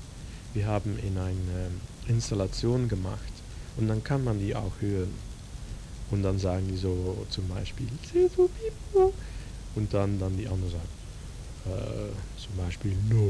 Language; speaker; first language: German; non-native, fluent; Dutch